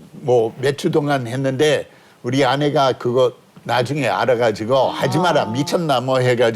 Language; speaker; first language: Korean; non-native, fluent; English